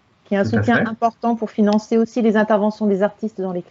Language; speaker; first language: French; native; French